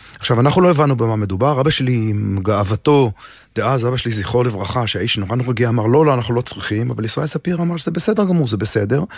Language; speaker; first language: Hebrew; native; Hebrew